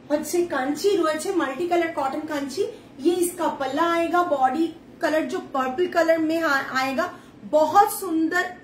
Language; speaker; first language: Hindi; non-native, local second language; Bangla